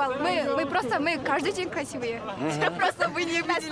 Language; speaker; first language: Russian; non-native, local second language; Kyrgyz